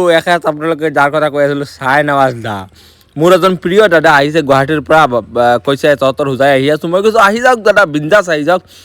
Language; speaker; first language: Assamese; non-native, local second language; Bangla